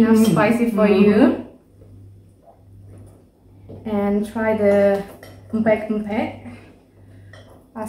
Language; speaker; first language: English; non-native, learner; Indonesian